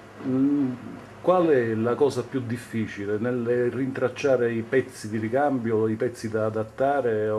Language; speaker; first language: Italian; native; Italian